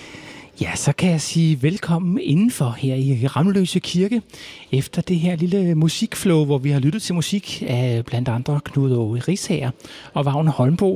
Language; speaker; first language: Danish; native; Danish